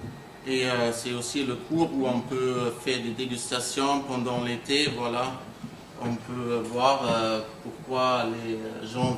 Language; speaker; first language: French; non-native, fluent; German